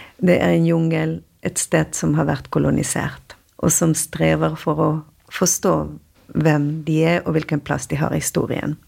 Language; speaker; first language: Norwegian; non-native, fluent; Spanish